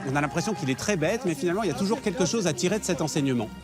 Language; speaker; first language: French; native; French